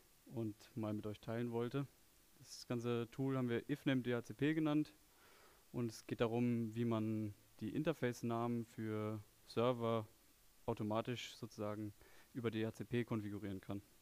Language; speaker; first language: German; native; German